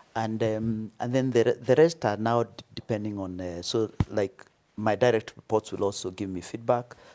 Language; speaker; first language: English; non-native, local second language; Kikuyu